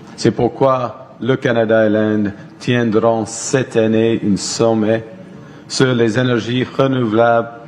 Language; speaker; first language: French; non-native, local second language; English